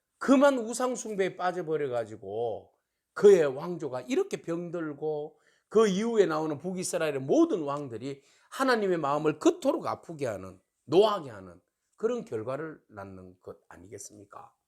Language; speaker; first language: Korean; native; Korean